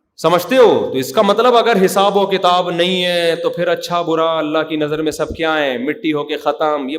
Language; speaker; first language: Urdu; native; Urdu